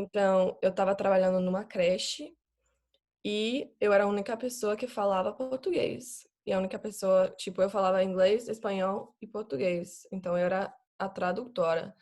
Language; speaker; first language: Portuguese; non-native, fluent; English